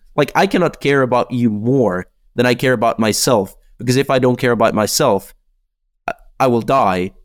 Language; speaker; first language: English; non-native, fluent; Czech